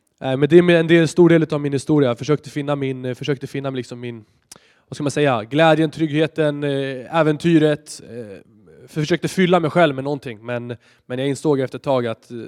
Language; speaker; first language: Swedish; native; Swedish